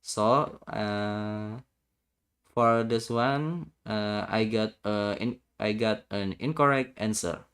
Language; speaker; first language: English; non-native, learner; Indonesian